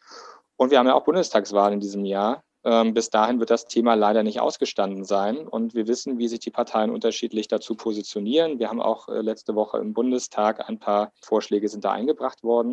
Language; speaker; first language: German; native; German